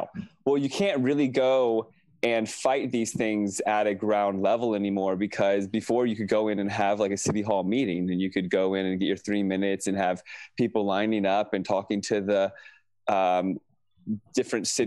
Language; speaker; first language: English; native; English